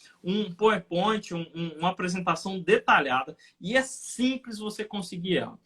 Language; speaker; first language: Portuguese; native; Portuguese